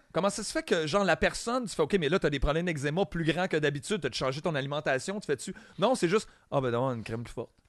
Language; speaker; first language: French; native; French